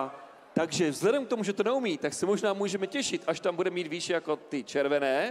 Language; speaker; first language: Czech; native; Czech